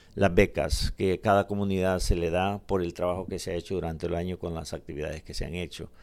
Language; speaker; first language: Spanish; native; Spanish